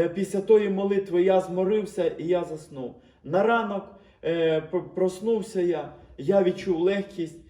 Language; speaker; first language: Ukrainian; native; Ukrainian